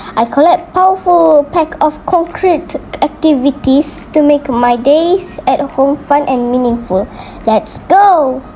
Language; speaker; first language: English; non-native, local second language; Malay